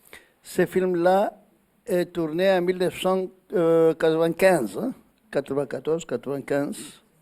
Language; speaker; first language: French; non-native, fluent; Greek